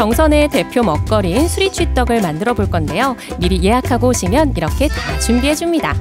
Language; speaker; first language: Korean; native; Korean